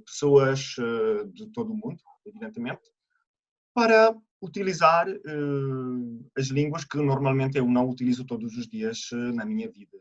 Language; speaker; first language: Portuguese; non-native, fluent; Italian